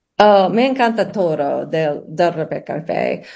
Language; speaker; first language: Spanish; non-native, learner; English